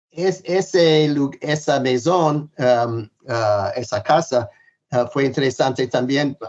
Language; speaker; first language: Spanish; non-native, fluent; English